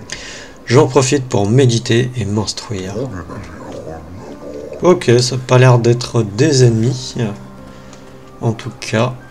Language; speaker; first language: French; native; French